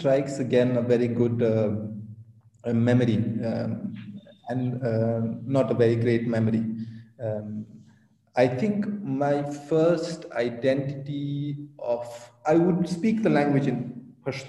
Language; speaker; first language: English; non-native, local second language; Pashto